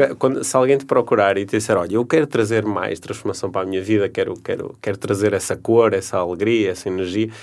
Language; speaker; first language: Portuguese; native; Portuguese